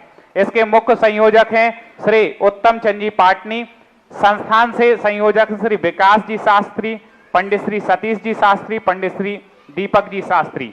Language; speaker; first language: Hindi; native; Hindi